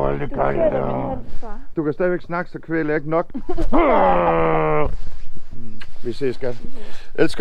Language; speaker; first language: Danish; native; Danish